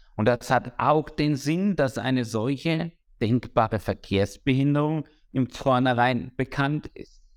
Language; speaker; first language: German; native; German